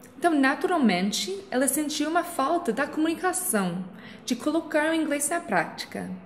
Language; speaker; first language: Portuguese; non-native, fluent; English